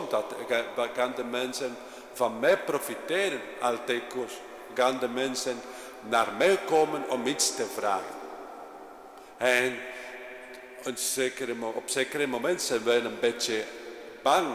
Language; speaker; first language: Dutch; non-native, fluent; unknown